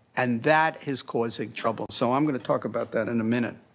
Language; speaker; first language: English; native; English